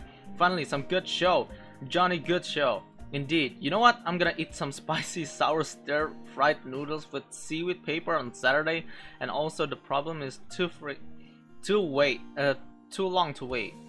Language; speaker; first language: English; non-native, local second language; Filipino